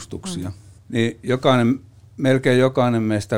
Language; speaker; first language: Finnish; native; Finnish